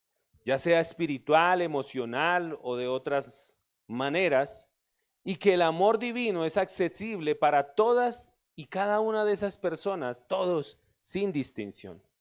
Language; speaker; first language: Spanish; native; Spanish